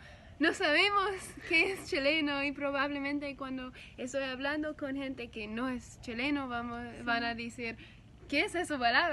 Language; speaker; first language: Spanish; non-native, learner; English